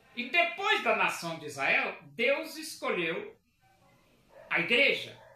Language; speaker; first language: Portuguese; native; Portuguese